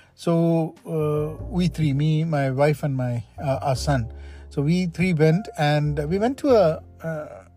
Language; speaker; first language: English; non-native, local second language; Malayalam